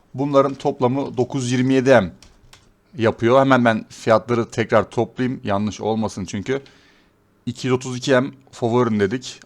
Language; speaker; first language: Turkish; native; Turkish